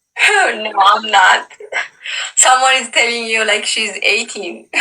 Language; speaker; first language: English; non-native, local second language; Amharic